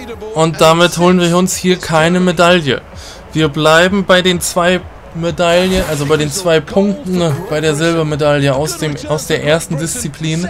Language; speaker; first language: German; native; German